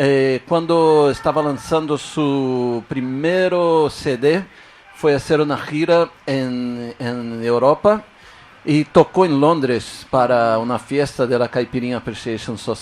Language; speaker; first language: Spanish; non-native, fluent; Portuguese